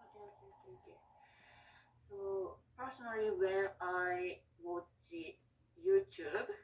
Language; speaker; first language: English; non-native, learner; Japanese